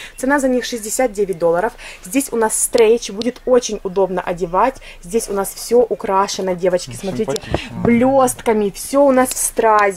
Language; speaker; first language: Russian; native; Russian